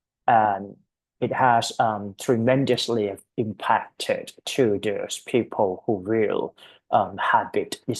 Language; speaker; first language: English; non-native, fluent; Thai